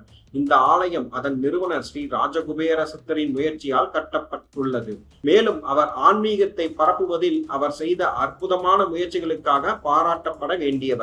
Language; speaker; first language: Tamil; native; Tamil